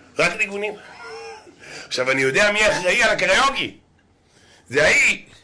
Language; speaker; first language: Hebrew; native; Hebrew